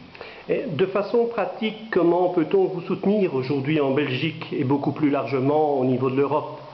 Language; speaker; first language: French; native; French